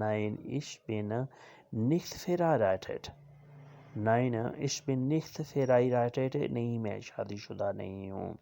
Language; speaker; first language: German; non-native, fluent; Urdu